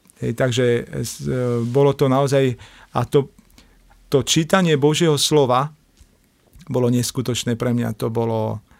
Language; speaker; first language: Slovak; native; Slovak